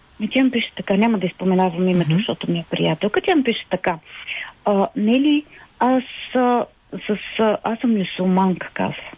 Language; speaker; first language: Bulgarian; native; Bulgarian